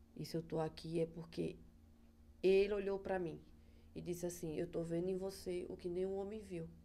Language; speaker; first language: Portuguese; native; Portuguese